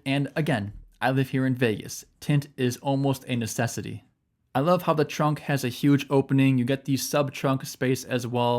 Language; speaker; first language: English; native; English